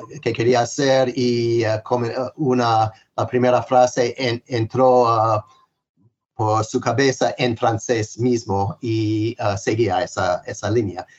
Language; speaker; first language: Spanish; non-native, fluent; English